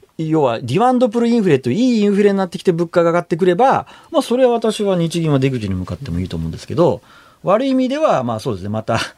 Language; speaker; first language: Japanese; native; Japanese